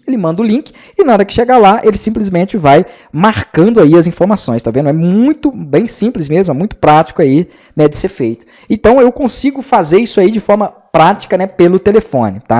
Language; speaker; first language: Portuguese; native; Portuguese